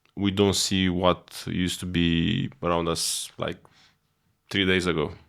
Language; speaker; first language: English; non-native, fluent; Romanian